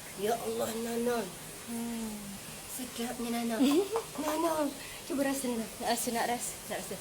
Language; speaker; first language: Malay; native; Malay